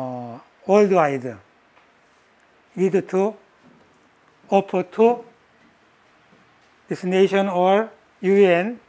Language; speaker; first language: English; non-native, learner; Korean